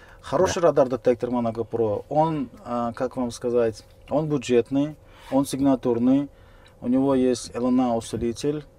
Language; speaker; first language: Russian; non-native, local second language; Uzbek